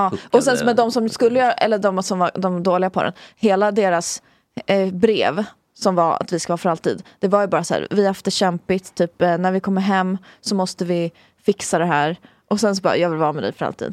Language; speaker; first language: Swedish; native; Swedish